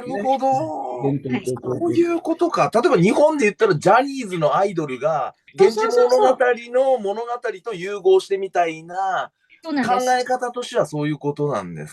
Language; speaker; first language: Japanese; native; Japanese